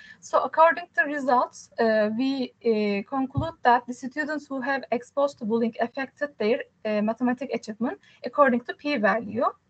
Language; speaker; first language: English; non-native, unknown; Turkish